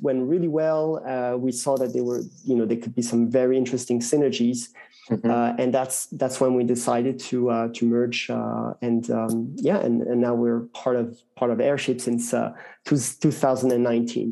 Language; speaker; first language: English; non-native, fluent; French